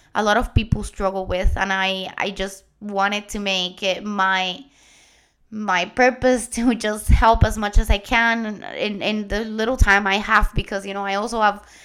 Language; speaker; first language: English; non-native, fluent; Spanish